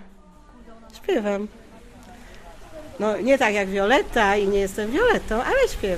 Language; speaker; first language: Polish; native; Polish